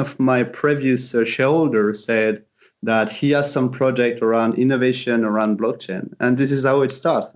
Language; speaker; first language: English; non-native, fluent; French